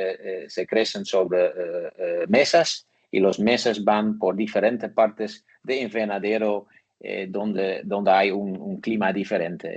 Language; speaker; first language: Spanish; non-native, learner; Dutch